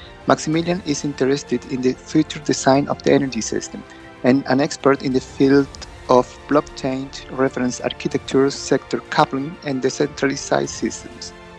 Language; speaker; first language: English; non-native, fluent; Spanish